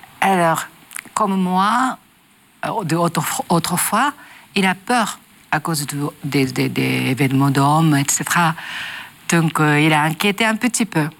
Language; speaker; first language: French; non-native, learner; Japanese